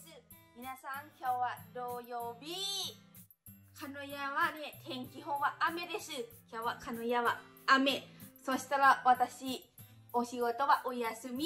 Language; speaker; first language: Japanese; non-native, learner; Lao